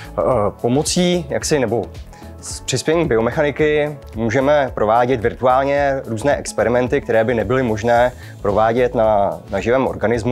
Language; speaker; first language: Czech; native; Czech